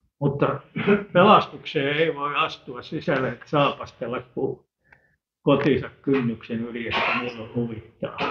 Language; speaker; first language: Finnish; native; Finnish